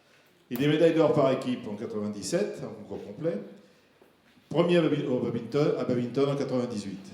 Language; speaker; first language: French; native; French